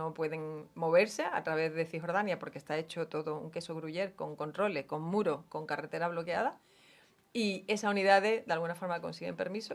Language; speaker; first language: Spanish; native; Spanish